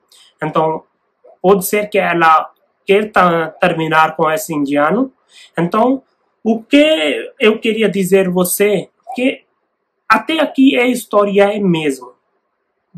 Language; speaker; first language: Portuguese; non-native, learner; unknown